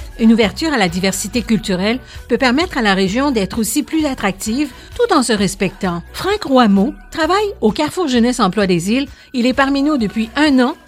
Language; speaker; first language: French; native; French